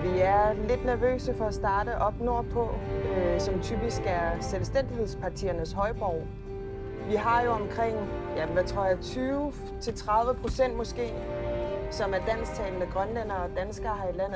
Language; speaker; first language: Danish; native; Danish